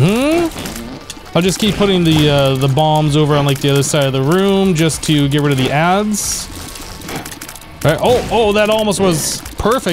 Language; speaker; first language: English; native; English